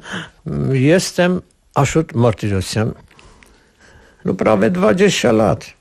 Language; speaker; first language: Polish; non-native, learner; Armenian